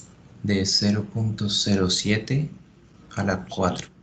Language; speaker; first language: Spanish; native; Spanish